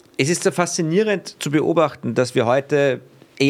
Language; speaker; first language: German; native; German